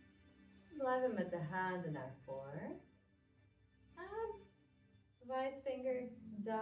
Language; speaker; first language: Dutch; non-native, fluent; Latvian